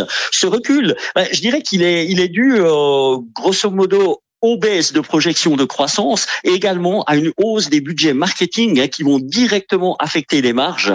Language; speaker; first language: French; native; French